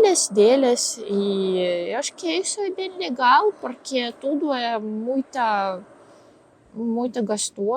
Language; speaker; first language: Portuguese; non-native, learner; Russian